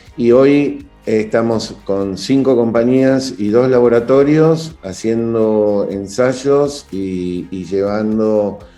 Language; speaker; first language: Spanish; native; Spanish